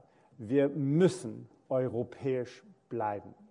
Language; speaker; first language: German; non-native, fluent; English